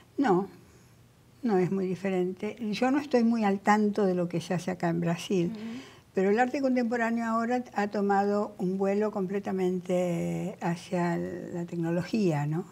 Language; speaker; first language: Spanish; native; Spanish